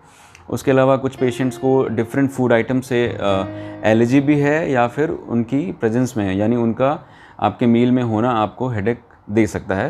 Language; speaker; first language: Hindi; native; Hindi